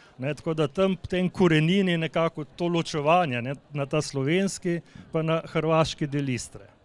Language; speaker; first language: Slovenian; native; Slovenian